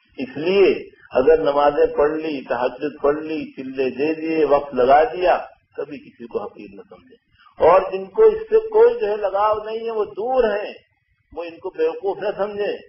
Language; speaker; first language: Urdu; native; Urdu